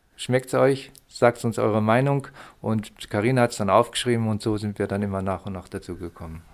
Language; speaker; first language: German; native; German